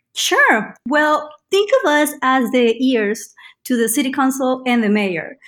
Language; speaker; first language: English; non-native, fluent; Spanish